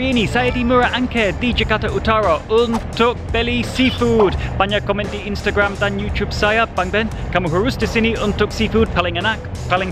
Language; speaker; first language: Indonesian; non-native, learner; English